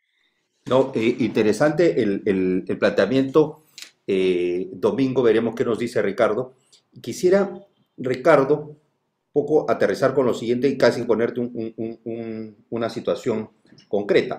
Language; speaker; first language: Spanish; native; Spanish